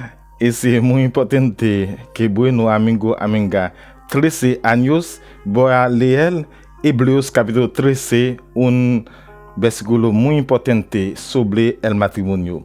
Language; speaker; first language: Spanish; non-native, learner; Haitian Creole